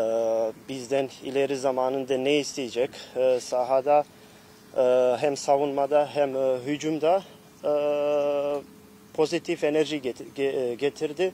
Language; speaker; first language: Turkish; non-native, fluent; Bosnian